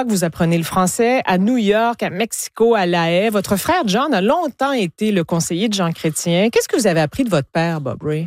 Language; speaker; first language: French; native; French